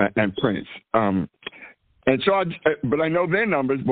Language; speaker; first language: English; native; English